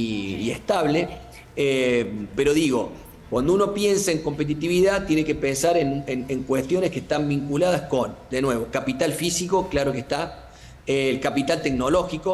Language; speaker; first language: Spanish; native; Spanish